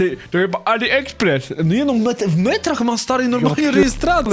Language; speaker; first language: Polish; native; Polish